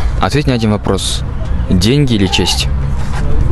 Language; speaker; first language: Russian; non-native, local second language; Kazakh